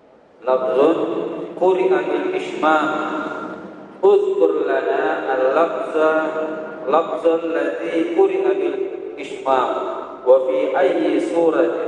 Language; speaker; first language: Arabic; non-native, fluent; Indonesian